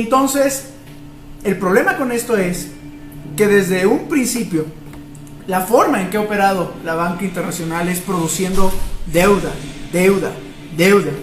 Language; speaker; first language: Spanish; native; Spanish